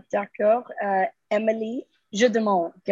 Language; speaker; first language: French; non-native, learner; Spanish